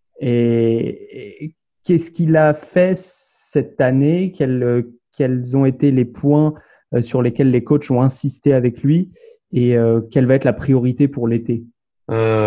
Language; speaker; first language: French; native; French